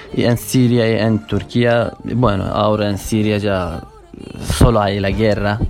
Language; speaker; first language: Spanish; non-native, learner; Turkish